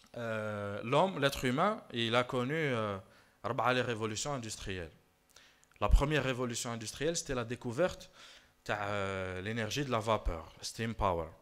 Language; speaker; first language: French; non-native, local second language; Arabic